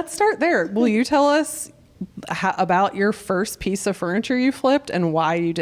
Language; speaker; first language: English; native; English